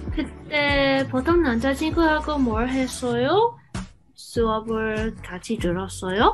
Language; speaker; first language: Korean; non-native, learner; English